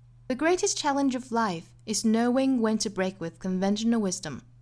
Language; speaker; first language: English; non-native, fluent; Chinese